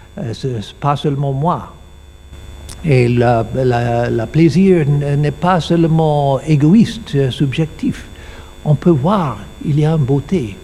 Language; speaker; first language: French; non-native, learner; English